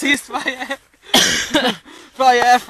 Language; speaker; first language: German; non-native, learner; Hungarian